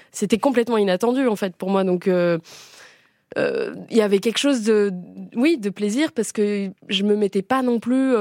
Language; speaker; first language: French; early bilingual, other home language; Portuguese